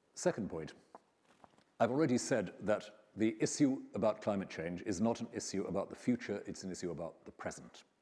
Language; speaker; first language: English; native; English